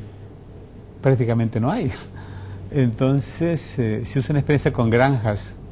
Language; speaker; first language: Spanish; native; Spanish